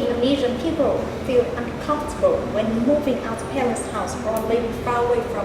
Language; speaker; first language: English; non-native, learner; Vietnamese